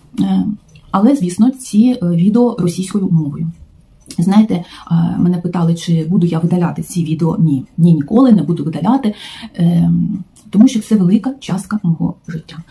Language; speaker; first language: Ukrainian; non-native, local second language; Russian